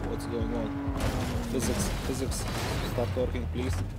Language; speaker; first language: English; non-native, fluent; Lithuanian